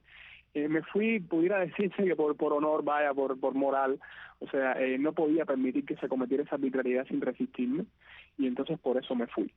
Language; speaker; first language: Spanish; native; Spanish